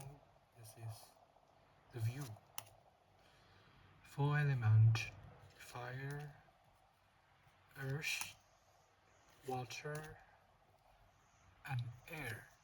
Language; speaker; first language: English; non-native, learner; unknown